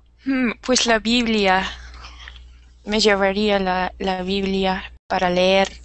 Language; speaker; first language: Spanish; non-native, learner; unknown